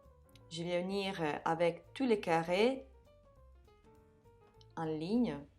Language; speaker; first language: French; non-native, fluent; Italian